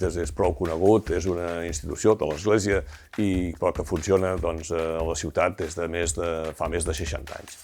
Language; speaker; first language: Catalan; native; Catalan